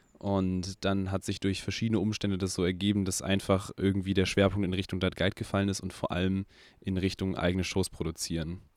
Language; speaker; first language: German; native; German